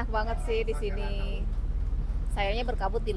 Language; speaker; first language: Indonesian; native; Indonesian